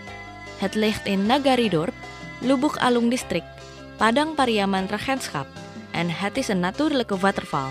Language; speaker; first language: Dutch; non-native, fluent; Indonesian